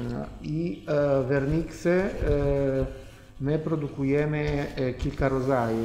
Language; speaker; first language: Polish; non-native, fluent; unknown